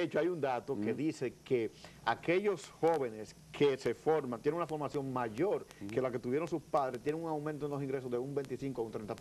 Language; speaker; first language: Spanish; native; Spanish